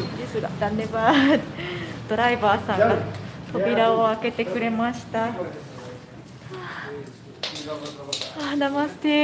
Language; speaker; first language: Japanese; native; Japanese